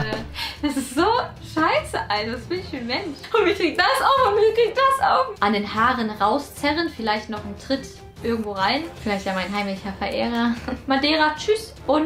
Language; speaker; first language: German; native; German